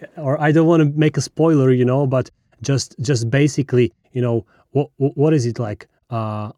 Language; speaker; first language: English; non-native, fluent; Slovak